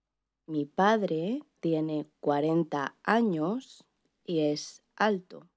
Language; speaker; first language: Spanish; non-native, learner; English